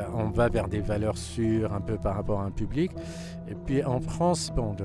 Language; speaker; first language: French; non-native, local second language; Arabic